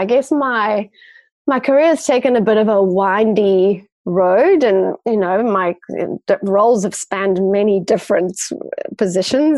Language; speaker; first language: English; native; English